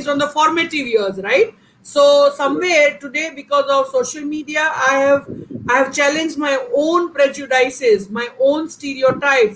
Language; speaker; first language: English; non-native, local second language; Gujarati